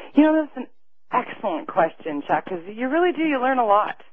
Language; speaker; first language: English; native; English